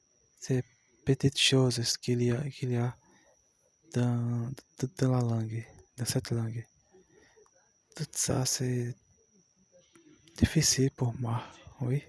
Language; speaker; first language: French; non-native, learner; Portuguese